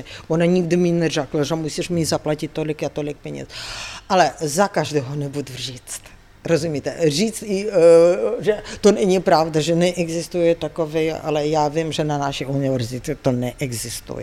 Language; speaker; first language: Czech; non-native, fluent; Ukrainian